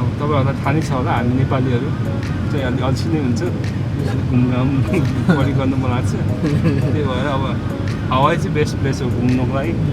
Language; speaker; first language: Nepali; non-native, local second language; Gurung